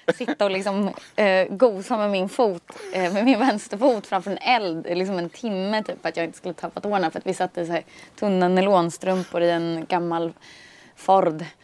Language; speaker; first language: Swedish; native; Swedish